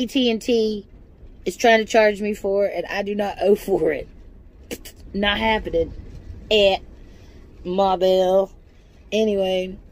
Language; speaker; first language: English; native; English